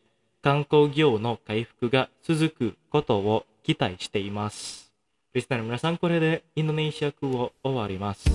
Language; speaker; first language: Japanese; non-native, fluent; Indonesian